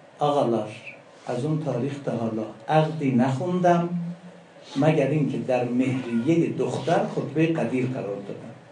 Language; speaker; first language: Persian; non-native, local second language; Azerbaijani